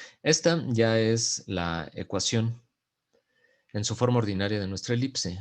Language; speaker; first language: Spanish; native; Spanish